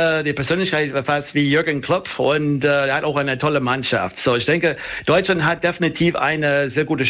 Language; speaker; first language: German; non-native, fluent; English